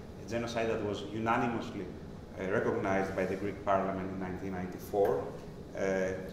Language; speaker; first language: English; non-native, fluent; Greek